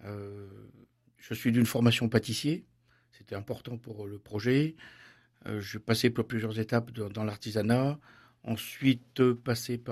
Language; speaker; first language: French; native; French